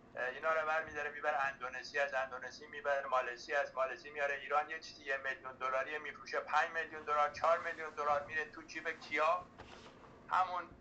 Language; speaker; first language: Persian; native; Persian